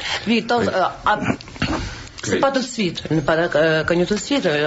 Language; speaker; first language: French; non-native, learner; Russian